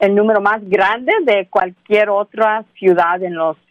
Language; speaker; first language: Spanish; early bilingual, heritage; Spanish